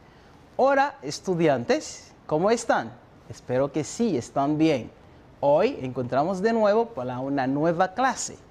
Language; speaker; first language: Spanish; non-native, fluent; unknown